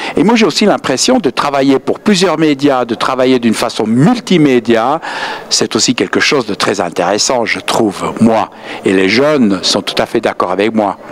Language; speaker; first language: French; native; French